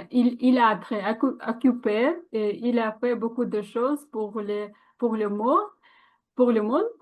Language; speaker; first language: French; non-native, learner; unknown